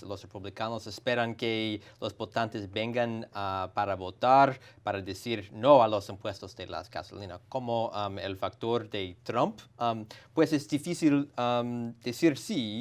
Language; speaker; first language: Spanish; non-native, fluent; English